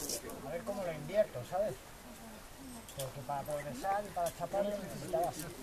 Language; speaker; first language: Spanish; native; Spanish